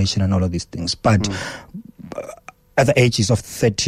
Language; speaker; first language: English; non-native, local second language; Xhosa